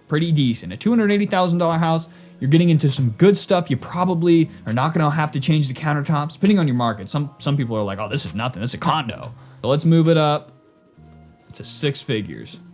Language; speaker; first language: English; native; English